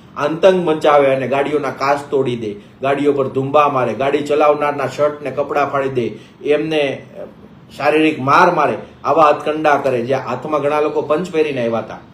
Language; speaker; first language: Gujarati; native; Gujarati